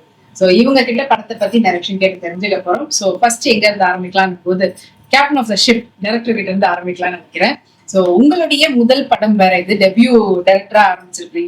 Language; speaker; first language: Tamil; native; Tamil